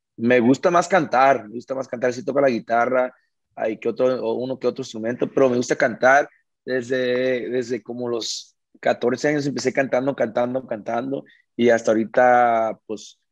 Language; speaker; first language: Spanish; early bilingual, heritage; Spanish